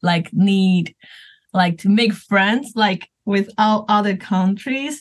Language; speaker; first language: English; non-native, fluent; Chinese